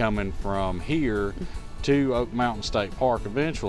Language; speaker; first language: English; native; English